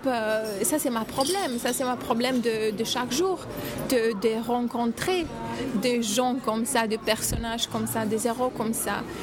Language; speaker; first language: French; non-native, learner; Romanian